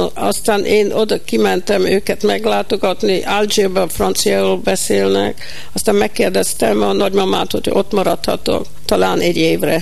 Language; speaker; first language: Hungarian; early bilingual, heritage; Hungarian